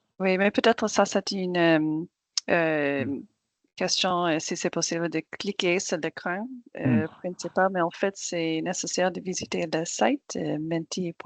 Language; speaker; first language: French; non-native, fluent; English